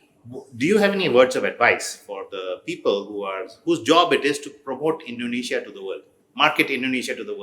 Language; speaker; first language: English; non-native, fluent; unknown